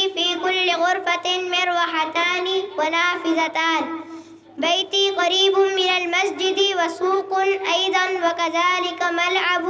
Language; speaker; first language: Arabic; non-native, learner; Urdu